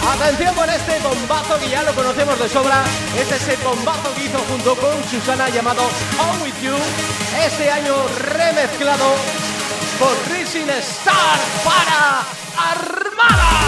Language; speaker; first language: Spanish; native; Spanish